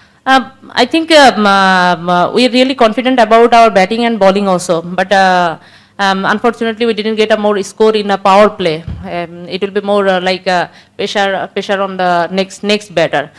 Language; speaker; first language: English; non-native, learner; Bangla